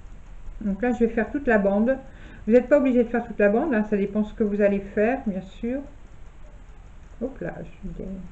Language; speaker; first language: French; native; French